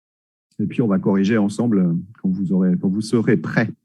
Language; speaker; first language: French; native; French